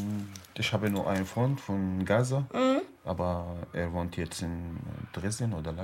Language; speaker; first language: German; non-native, learner; Arabic